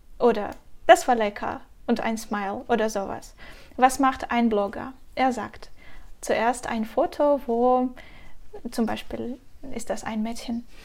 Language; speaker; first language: German; non-native, fluent; Russian